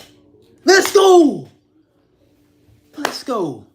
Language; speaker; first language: English; native; English